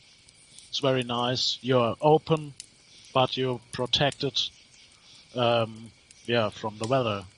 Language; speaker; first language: English; non-native, learner; German